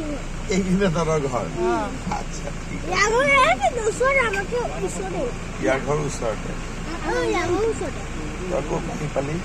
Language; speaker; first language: Assamese; native; Assamese